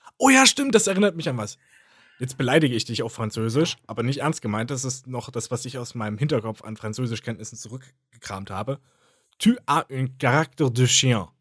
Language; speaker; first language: German; native; German